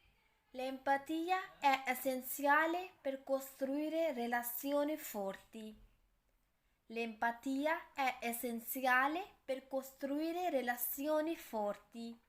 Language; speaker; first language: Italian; non-native, fluent; Urdu